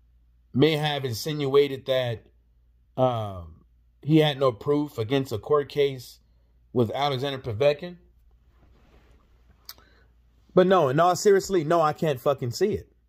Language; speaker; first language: English; native; English